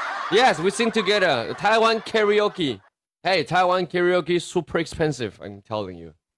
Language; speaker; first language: English; non-native, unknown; Chinese